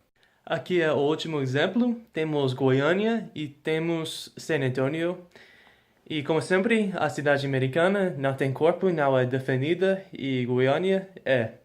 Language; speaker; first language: Portuguese; non-native, fluent; English